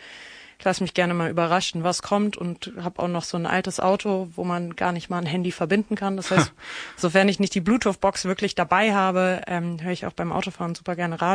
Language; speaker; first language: German; native; German